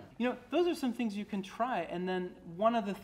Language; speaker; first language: English; native; English